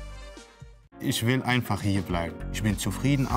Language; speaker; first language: German; non-native, learner; Arabic